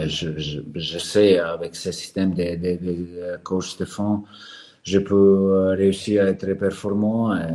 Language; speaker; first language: French; non-native, learner; Serbian